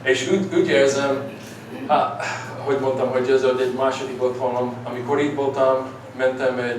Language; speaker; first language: Hungarian; early bilingual, heritage; English